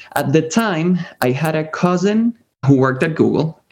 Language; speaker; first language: English; early bilingual, other home language; Spanish